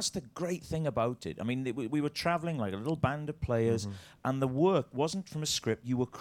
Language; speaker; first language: English; native; English